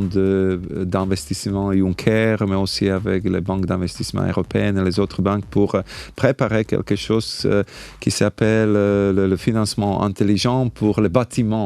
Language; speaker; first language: French; non-native, fluent; Slovak